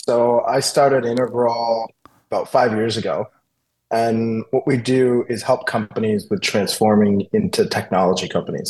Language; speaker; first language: English; native; English